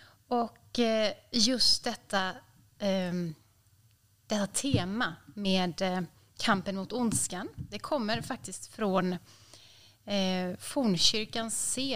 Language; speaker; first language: Swedish; native; Swedish